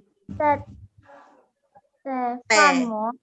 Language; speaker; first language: Chinese; non-native, learner; Indonesian